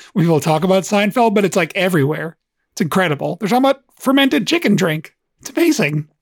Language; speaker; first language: English; native; English